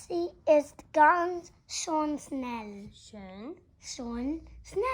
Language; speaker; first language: German; non-native, learner; English